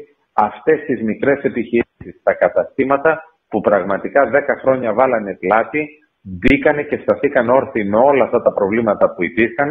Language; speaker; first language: Greek; native; Greek